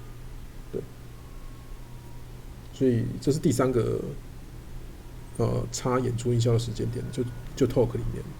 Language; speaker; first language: Chinese; native; Chinese